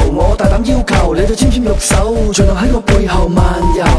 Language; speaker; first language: Chinese; non-native, local second language; Cantonese